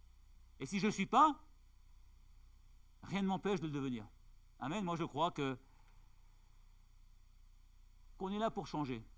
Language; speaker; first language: French; native; French